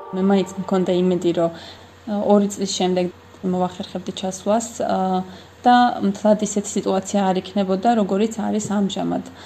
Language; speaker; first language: Georgian; non-native, local second language; Chechen